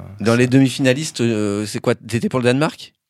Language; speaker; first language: French; native; French